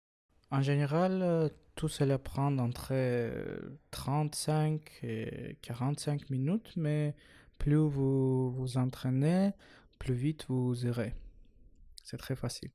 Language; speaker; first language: French; non-native, learner; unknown